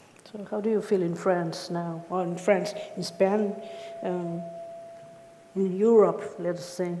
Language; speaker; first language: English; non-native, fluent; Spanish